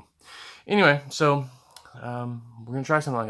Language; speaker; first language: English; native; English